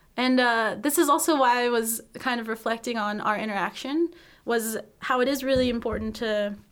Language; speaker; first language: English; native; English